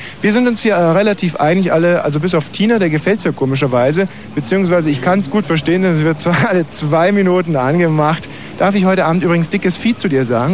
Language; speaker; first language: German; native; German